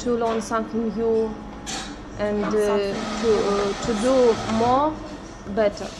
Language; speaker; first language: English; non-native, learner; Russian